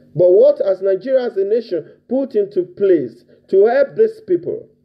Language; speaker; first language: English; non-native, local second language; Yoruba